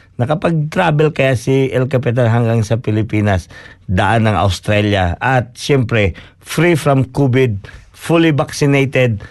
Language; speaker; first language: Filipino; native; Filipino